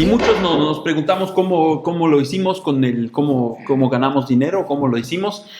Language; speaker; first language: Spanish; non-native, fluent; German